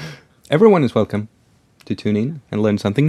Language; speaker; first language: English; non-native, fluent; Swedish